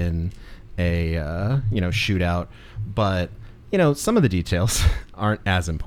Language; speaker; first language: English; native; English